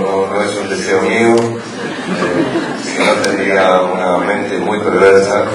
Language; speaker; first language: Spanish; native; Spanish